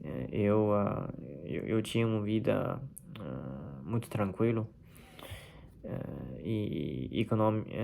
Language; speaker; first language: Portuguese; non-native, fluent; Chinese